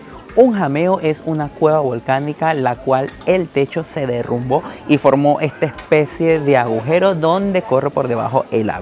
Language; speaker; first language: Spanish; native; Spanish